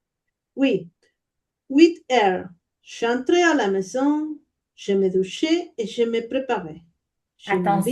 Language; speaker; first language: French; non-native, learner; Spanish